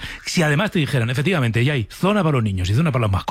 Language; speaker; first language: Spanish; native; Spanish